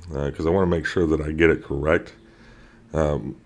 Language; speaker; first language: English; native; English